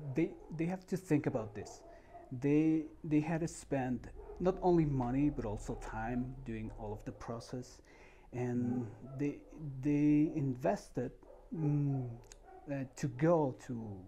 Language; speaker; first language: English; non-native, fluent; Spanish